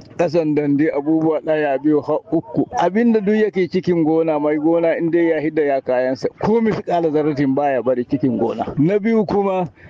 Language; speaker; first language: Hausa; non-native, local second language; Fula